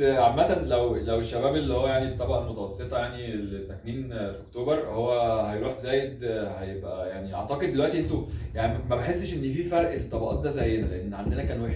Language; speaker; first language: Arabic; native; Arabic